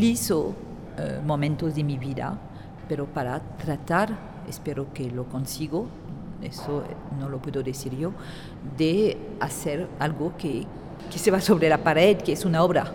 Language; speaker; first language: Spanish; non-native, fluent; French